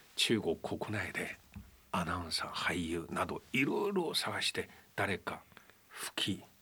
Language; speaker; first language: Japanese; non-native, fluent; Chinese